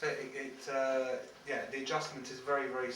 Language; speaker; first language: English; native; English